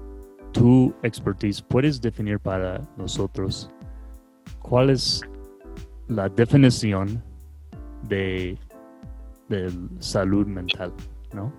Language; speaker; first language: Spanish; non-native, fluent; English